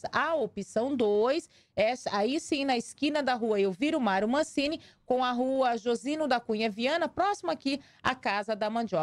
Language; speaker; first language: Portuguese; native; Portuguese